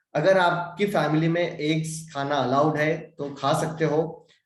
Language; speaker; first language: Hindi; non-native, local second language; Marathi